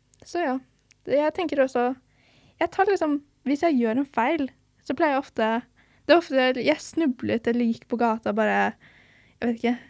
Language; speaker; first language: Norwegian; early bilingual, other home language; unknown